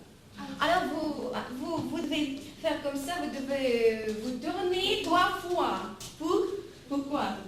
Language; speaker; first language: French; non-native, fluent; Russian